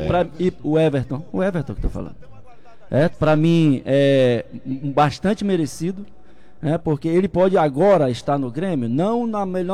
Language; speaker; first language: Portuguese; native; Portuguese